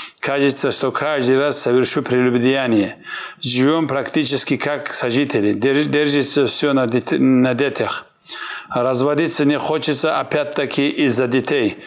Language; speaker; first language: Russian; non-native, local second language; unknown